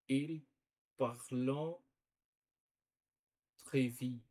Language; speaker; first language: French; non-native, learner; Portuguese